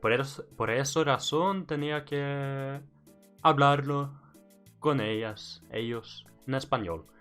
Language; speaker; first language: Spanish; non-native, learner; Norwegian